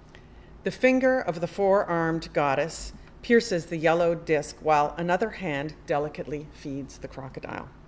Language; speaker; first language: English; native; English